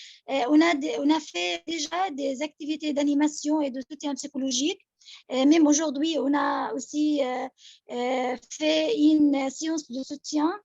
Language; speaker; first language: French; non-native, local second language; Arabic